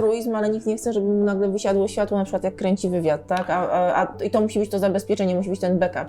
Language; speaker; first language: Polish; native; Polish